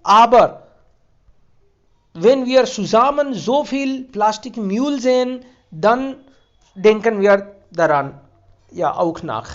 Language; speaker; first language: German; non-native, fluent; Hindi